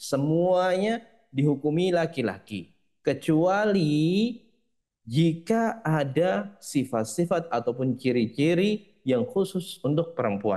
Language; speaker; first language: Indonesian; native; Indonesian